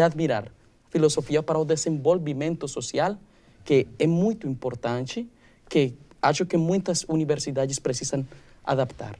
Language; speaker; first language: Portuguese; non-native, learner; Spanish